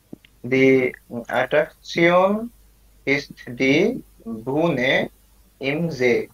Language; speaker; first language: German; non-native, learner; Bangla